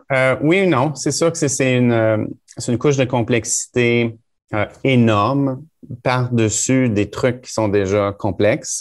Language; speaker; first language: French; native; French